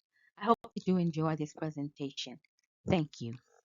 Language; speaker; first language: English; native; English